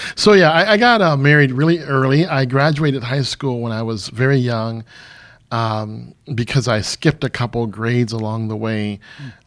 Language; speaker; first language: English; native; English